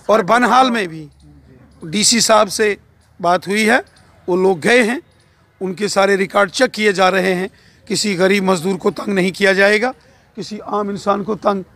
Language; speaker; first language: Hindi; non-native, local second language; Dogri